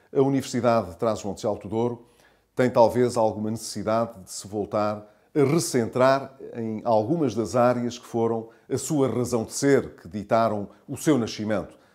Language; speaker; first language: Portuguese; native; Portuguese